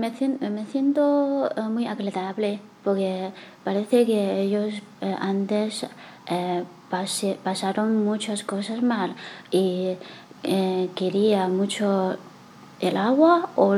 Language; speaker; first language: Spanish; non-native, learner; Chinese